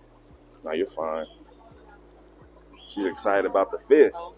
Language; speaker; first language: English; native; English